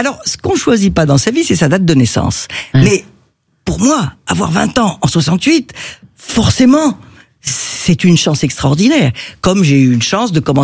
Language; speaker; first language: French; native; French